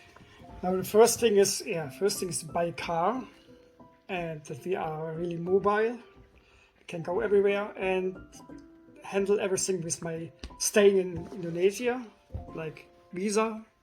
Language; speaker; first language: English; non-native, fluent; German